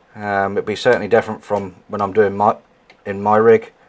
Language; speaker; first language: English; native; English